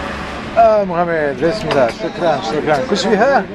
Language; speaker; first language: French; non-native, learner; Serbian